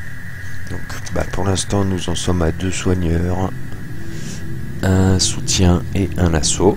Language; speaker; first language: French; native; French